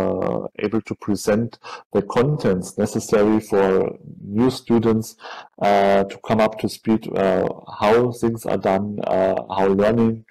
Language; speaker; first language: English; non-native, fluent; German